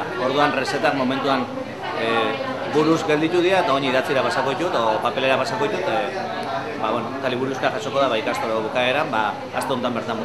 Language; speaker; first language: Basque; native; Basque